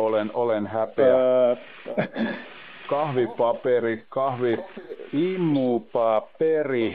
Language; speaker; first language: Finnish; non-native, learner; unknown